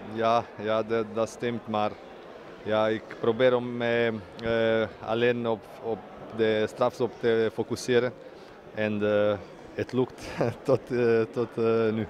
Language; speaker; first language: Dutch; non-native, learner; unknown